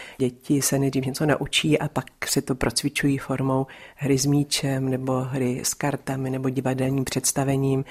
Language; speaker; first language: Czech; native; Czech